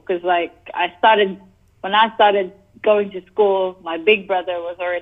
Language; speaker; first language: English; non-native, local second language; Cebuano